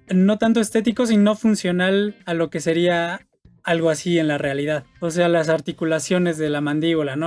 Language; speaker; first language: Spanish; native; Spanish